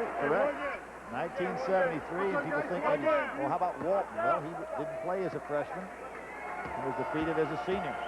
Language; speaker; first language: English; native; English